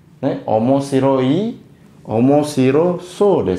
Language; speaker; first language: Japanese; non-native, learner; Indonesian